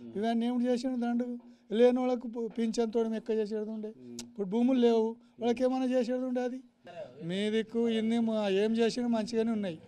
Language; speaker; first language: Telugu; native; Telugu